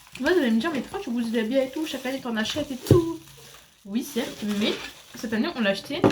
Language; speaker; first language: French; native; French